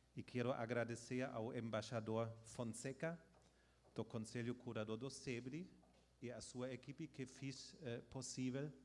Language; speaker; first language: Portuguese; non-native, fluent; German